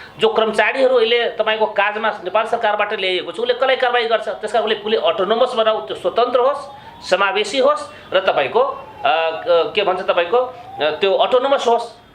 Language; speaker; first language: Nepali; non-native, local second language; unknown